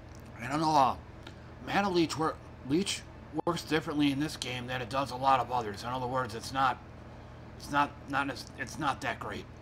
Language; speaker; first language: English; native; English